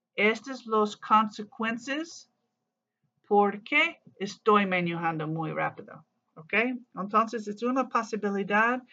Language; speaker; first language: Spanish; non-native, learner; English